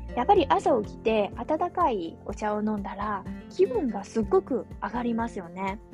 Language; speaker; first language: Japanese; non-native, fluent; Chinese